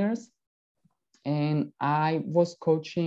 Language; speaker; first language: English; non-native, fluent; Slovak